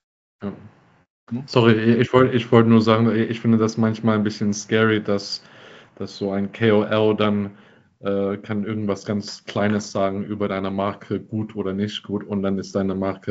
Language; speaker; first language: German; non-native, fluent; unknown